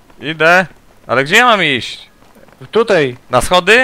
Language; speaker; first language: Polish; native; Polish